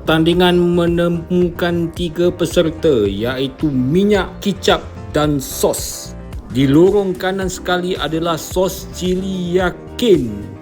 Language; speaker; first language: Malay; native; Malay